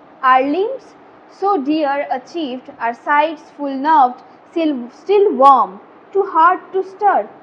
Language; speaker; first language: English; non-native, local second language; Bangla